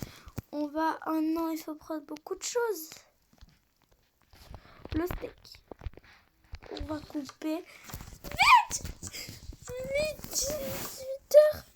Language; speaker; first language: French; native; French